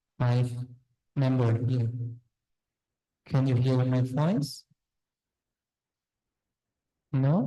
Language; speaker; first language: English; non-native, fluent; Indonesian